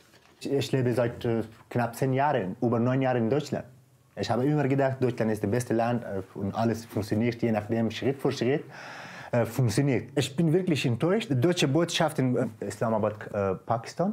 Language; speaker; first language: German; non-native, learner; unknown